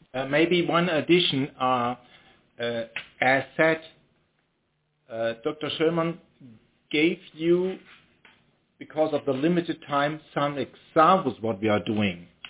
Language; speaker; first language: English; non-native, fluent; German